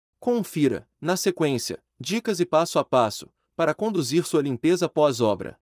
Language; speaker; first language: Portuguese; native; Portuguese